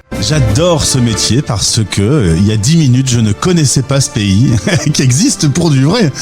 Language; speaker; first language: French; native; French